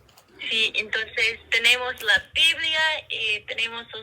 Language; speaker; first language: Spanish; non-native, learner; English